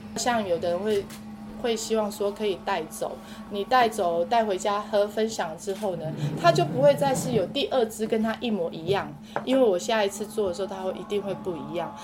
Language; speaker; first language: Chinese; non-native, local second language; Amis